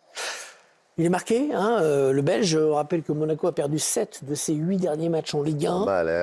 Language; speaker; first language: French; native; French